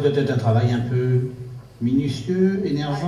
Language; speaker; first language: French; native; French